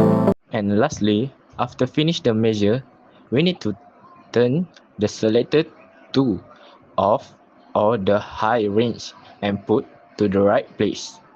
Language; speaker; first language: English; non-native, local second language; Malay